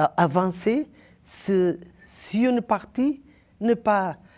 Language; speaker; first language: French; non-native, learner; Portuguese